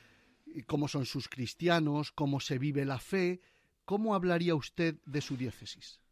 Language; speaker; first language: Spanish; native; Spanish